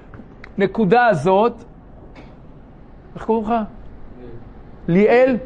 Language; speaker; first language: Hebrew; native; Hebrew